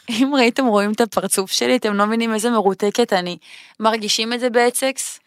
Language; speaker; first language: Hebrew; native; Hebrew